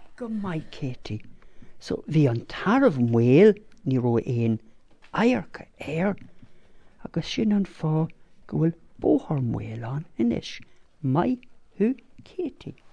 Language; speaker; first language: Irish; non-native, local second language; English